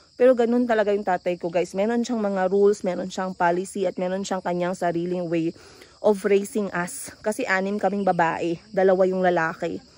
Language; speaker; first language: Filipino; non-native, local second language; Cebuano